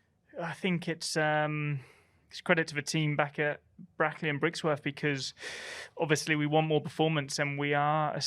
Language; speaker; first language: English; native; English